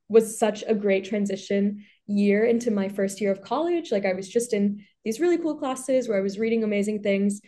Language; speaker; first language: English; native; English